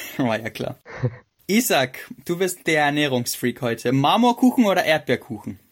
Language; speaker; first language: German; native; German